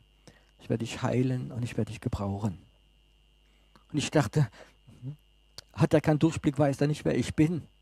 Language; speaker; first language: German; non-native, fluent; French